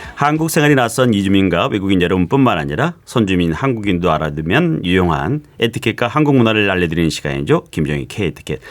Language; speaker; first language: Korean; native; Korean